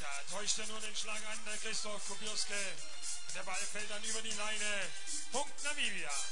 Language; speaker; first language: German; native; German